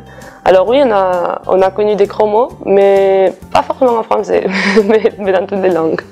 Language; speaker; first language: French; non-native, fluent; Spanish